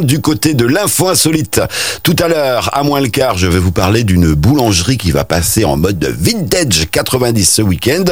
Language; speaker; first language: French; native; French